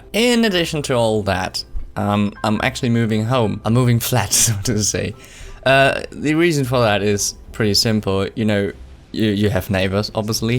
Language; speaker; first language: English; non-native, fluent; German